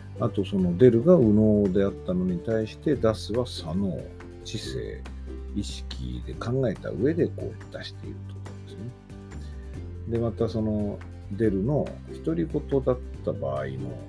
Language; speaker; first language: Japanese; native; Japanese